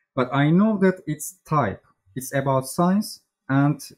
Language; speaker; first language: English; non-native, fluent; Turkish